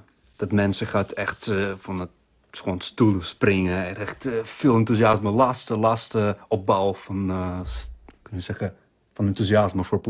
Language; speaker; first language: Dutch; non-native, fluent; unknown